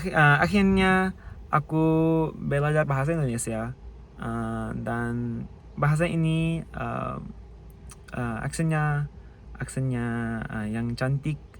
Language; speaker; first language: Indonesian; non-native, learner; English